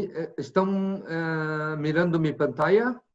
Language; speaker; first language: Spanish; non-native, fluent; Portuguese